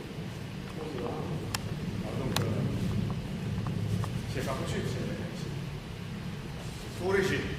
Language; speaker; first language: French; non-native, learner; Japanese